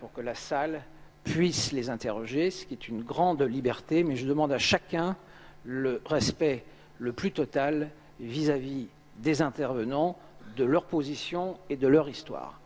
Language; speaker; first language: French; native; French